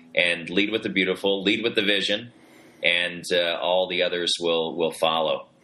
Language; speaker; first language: English; native; English